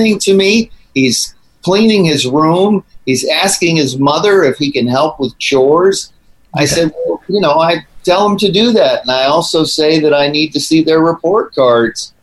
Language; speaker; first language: English; native; English